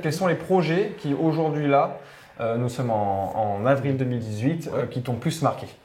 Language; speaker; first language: French; native; French